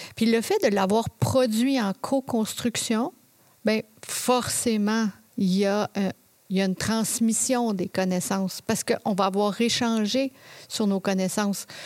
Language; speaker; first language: French; native; French